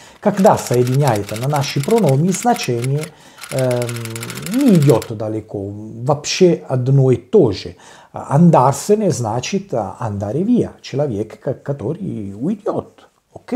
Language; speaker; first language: Russian; non-native, learner; Italian